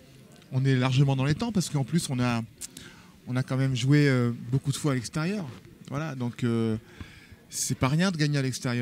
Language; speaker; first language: French; native; French